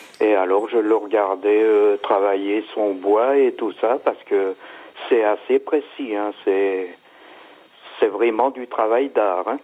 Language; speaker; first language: French; native; French